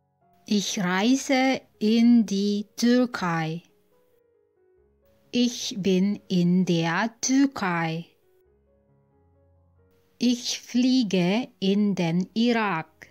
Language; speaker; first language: German; non-native, fluent; Indonesian